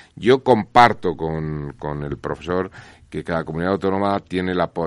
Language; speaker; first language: Spanish; non-native, local second language; Catalan